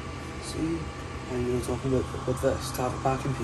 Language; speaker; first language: English; native; English